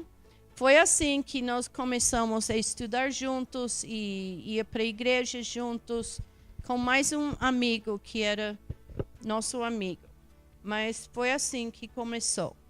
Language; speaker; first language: Portuguese; non-native, fluent; English